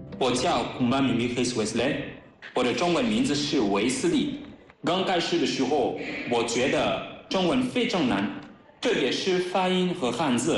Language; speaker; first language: Chinese; non-native, learner; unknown